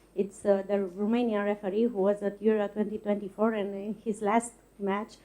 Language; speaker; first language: English; non-native, fluent; Romanian